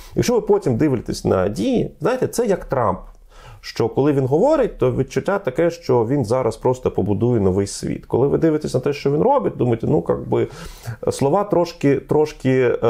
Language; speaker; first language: Ukrainian; non-native, fluent; Russian